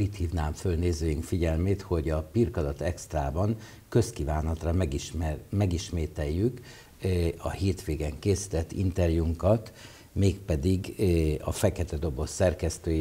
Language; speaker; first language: Hungarian; native; Hungarian